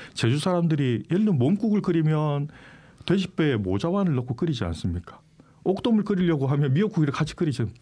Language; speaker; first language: Korean; native; Korean